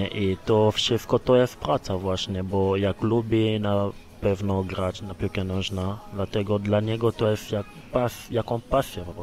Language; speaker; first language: Polish; non-native, learner; Lingala